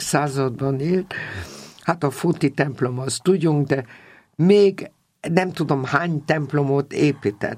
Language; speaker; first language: Hungarian; non-native, fluent; German